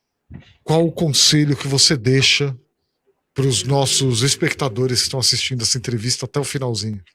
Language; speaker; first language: Portuguese; native; Portuguese